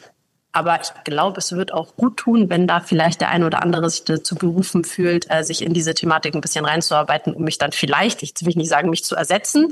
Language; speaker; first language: German; native; German